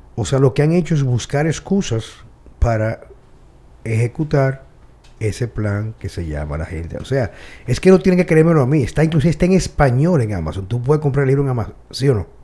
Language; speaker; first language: Spanish; native; Spanish